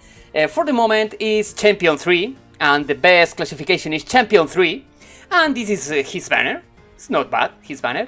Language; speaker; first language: English; non-native, learner; Spanish